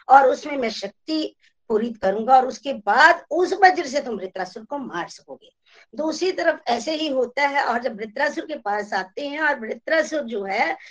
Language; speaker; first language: Hindi; native; Hindi